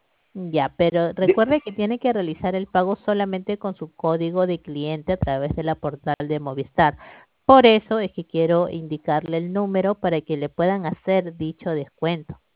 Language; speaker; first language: Spanish; native; Spanish